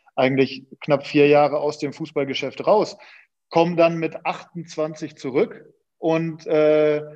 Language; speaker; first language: German; native; German